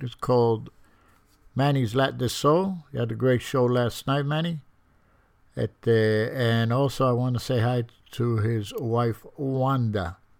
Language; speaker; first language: English; early bilingual, other home language; Spanish